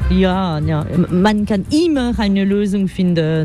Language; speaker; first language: German; non-native, learner; French